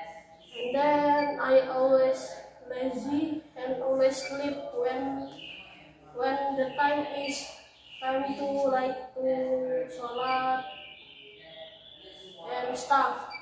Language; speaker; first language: English; non-native, learner; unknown